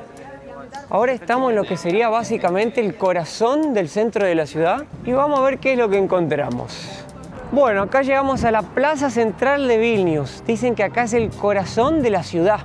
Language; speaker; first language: Spanish; native; Spanish